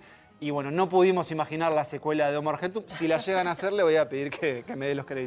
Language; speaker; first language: Spanish; native; Spanish